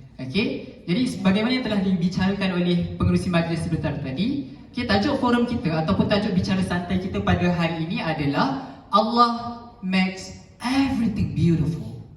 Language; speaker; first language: Malay; native; Malay